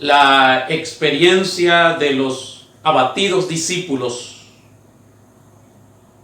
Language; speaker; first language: Spanish; native; Spanish